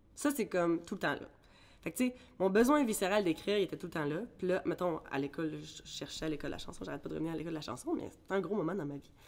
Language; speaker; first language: French; early bilingual, other home language; English